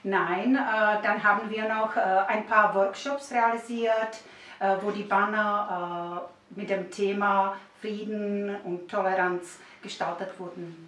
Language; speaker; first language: German; non-native, fluent; Czech